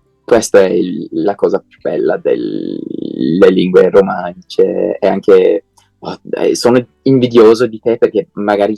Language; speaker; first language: Italian; non-native, fluent; English